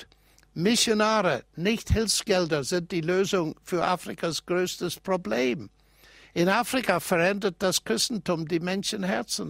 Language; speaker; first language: German; non-native, fluent; English